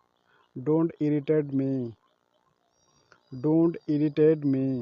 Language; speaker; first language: English; non-native, learner; Odia